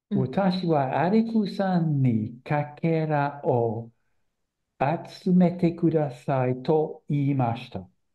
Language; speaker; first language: Japanese; non-native, learner; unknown